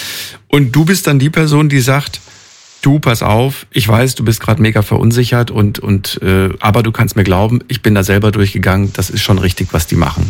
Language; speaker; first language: German; native; German